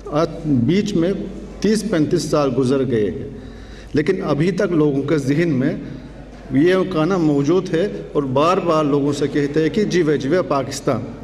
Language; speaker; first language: Urdu; non-native, fluent; Turkish